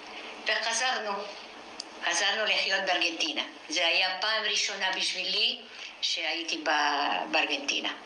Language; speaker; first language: Hebrew; non-native, fluent; French